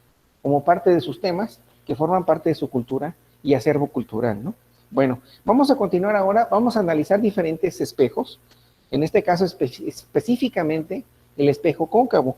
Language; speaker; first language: Spanish; native; Spanish